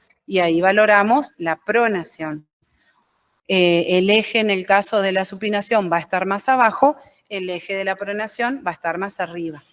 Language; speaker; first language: Spanish; native; Spanish